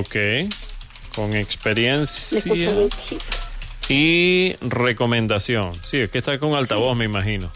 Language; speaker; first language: Spanish; native; Spanish